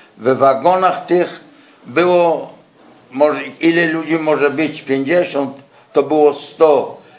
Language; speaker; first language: Polish; non-native, local second language; Yiddish